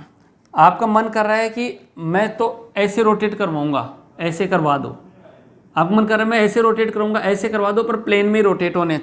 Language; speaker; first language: Hindi; native; Hindi